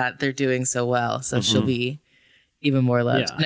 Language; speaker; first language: English; native; English